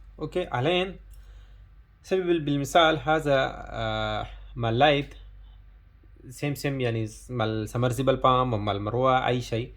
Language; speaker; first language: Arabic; non-native, learner; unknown